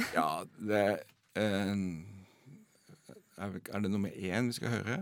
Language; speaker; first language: Norwegian; native; Norwegian